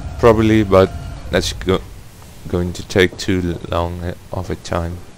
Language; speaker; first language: English; non-native, fluent; Afrikaans